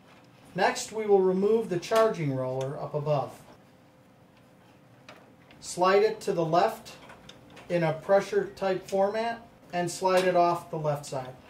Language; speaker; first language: English; native; English